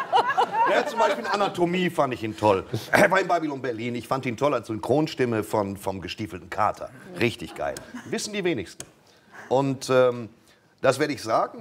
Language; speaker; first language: German; native; German